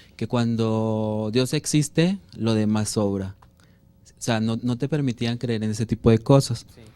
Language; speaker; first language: Spanish; native; Spanish